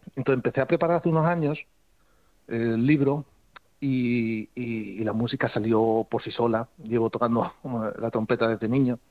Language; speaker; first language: Spanish; native; Spanish